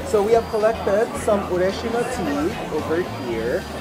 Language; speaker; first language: English; non-native, local second language; Filipino